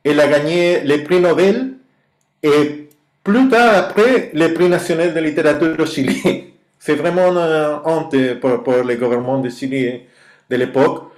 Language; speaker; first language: French; non-native, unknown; Spanish